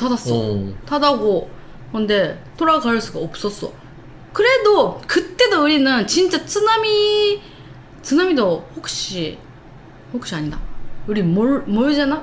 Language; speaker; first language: Korean; non-native, learner; Japanese